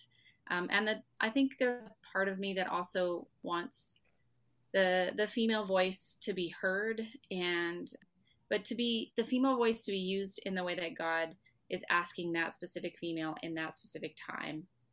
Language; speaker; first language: English; native; English